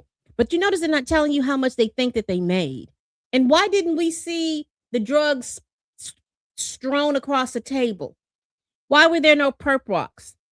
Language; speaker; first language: English; native; English